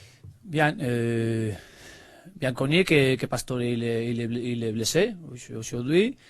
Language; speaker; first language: French; non-native, learner; Spanish